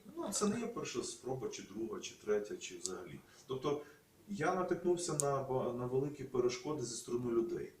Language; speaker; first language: Ukrainian; native; Ukrainian